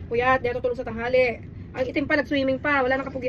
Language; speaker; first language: Filipino; native; Filipino